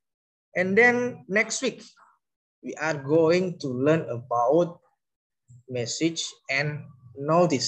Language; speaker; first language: English; non-native, learner; Indonesian